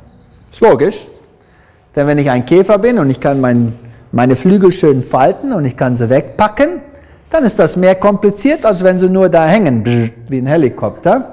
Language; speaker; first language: German; non-native, fluent; English